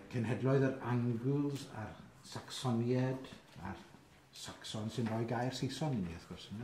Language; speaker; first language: Welsh; native; Welsh